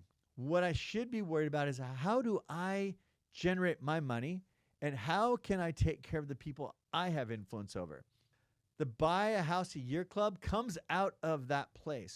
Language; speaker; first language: English; native; English